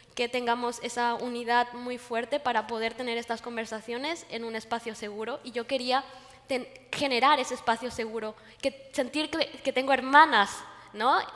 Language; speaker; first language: Spanish; native; Spanish